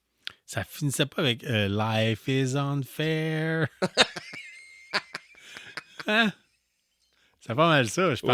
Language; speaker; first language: French; native; French